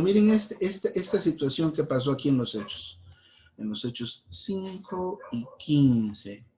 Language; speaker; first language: Spanish; native; Spanish